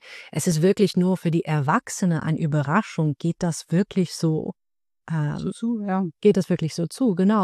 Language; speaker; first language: German; non-native, fluent; Dutch